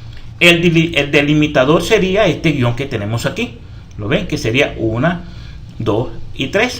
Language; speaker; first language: Spanish; native; Spanish